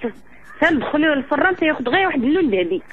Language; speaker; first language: Arabic; native; Arabic